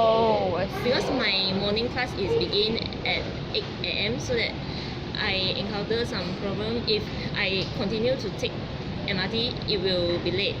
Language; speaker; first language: English; non-native, local second language; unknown